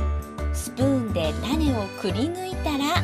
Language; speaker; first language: Japanese; native; Japanese